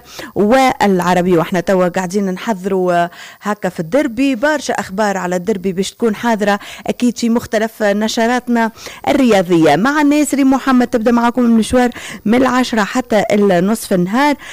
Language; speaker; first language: Arabic; native; Arabic